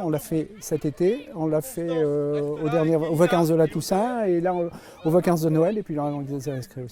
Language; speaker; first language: French; native; French